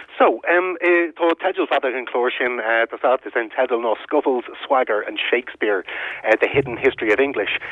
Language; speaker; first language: Irish; non-native, local second language; English